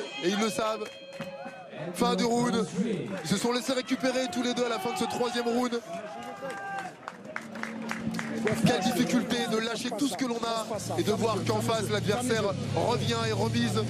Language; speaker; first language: French; native; French